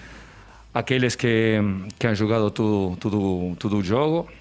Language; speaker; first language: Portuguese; non-native, learner; Spanish